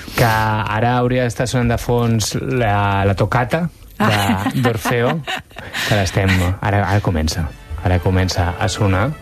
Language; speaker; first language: Catalan; native; Catalan